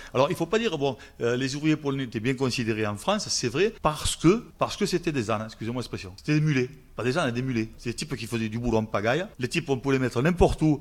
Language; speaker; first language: French; native; French